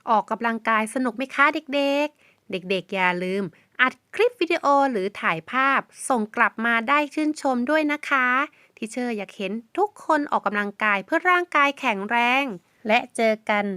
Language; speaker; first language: Thai; native; Thai